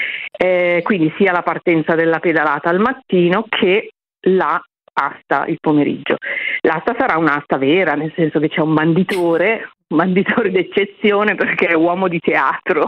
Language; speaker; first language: Italian; native; Italian